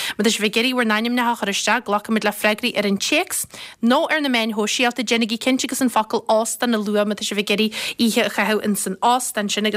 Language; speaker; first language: Irish; native; Irish